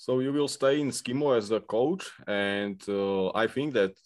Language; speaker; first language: English; non-native, fluent; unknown